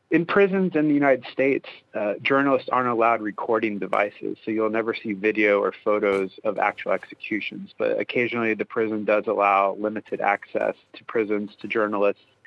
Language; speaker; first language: English; native; English